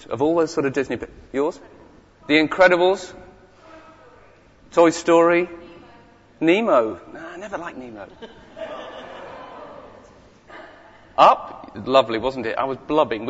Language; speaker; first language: English; native; English